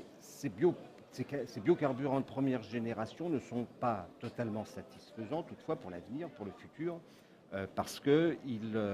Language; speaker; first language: French; native; French